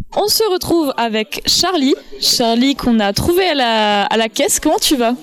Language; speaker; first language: French; native; French